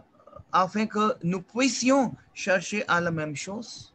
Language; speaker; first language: French; non-native, fluent; Hindi